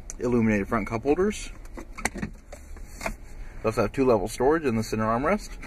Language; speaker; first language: English; native; English